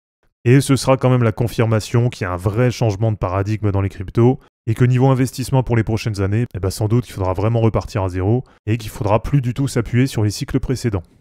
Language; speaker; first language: French; native; French